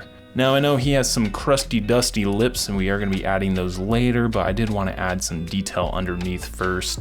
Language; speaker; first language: English; native; English